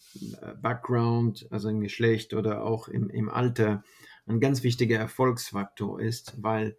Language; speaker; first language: German; non-native, fluent; French